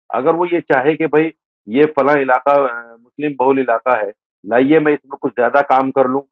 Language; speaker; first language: Urdu; native; Urdu